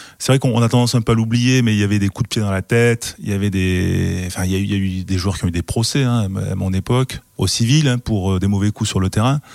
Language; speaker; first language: French; native; French